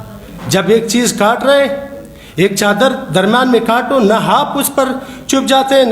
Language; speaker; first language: Urdu; non-native, local second language; Pashto